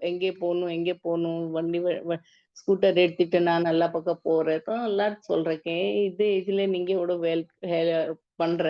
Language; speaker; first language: Tamil; non-native, learner; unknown